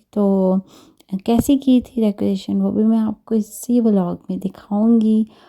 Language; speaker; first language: Urdu; native; Urdu